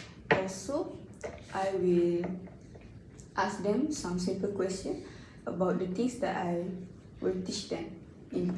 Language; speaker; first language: English; non-native, learner; Malay